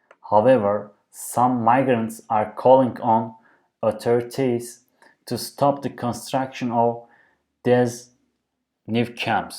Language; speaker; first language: English; non-native, fluent; Turkish